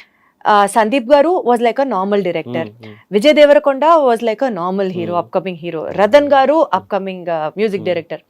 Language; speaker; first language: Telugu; native; Telugu